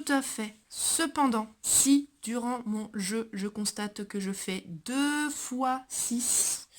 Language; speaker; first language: French; native; French